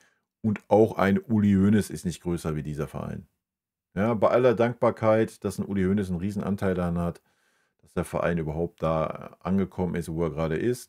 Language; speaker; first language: German; native; German